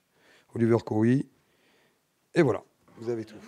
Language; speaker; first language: French; native; French